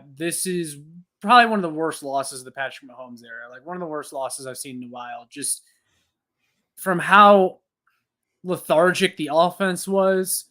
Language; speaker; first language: English; native; English